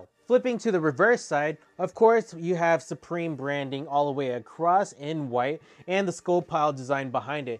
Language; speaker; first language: English; native; English